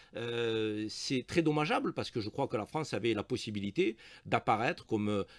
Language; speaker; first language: French; native; French